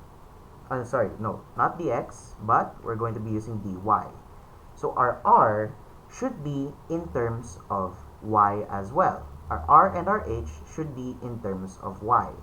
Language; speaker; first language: English; non-native, local second language; Filipino